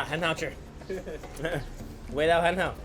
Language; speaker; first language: Chinese; non-native, learner; English